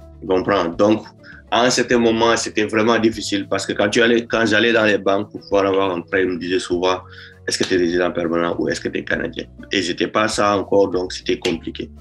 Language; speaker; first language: French; non-native, local second language; Wolof